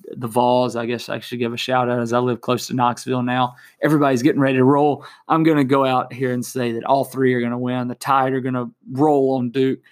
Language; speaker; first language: English; native; English